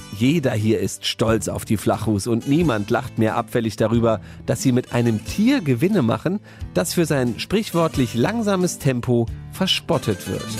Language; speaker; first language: German; native; German